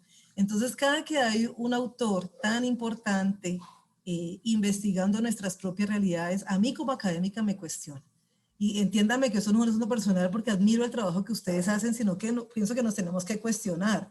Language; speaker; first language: Spanish; native; Spanish